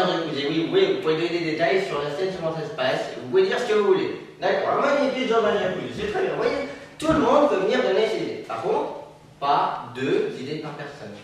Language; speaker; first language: French; native; French